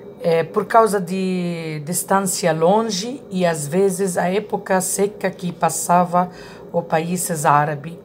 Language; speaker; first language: Portuguese; non-native, learner; Arabic